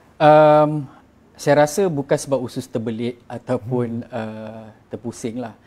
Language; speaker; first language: Malay; native; Malay